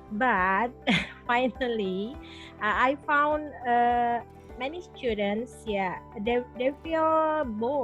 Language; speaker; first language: English; non-native, local second language; Indonesian